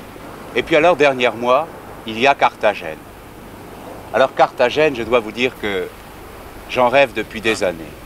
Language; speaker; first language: French; native; French